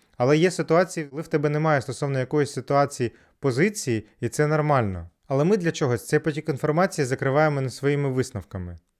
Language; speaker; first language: Ukrainian; non-native, local second language; Russian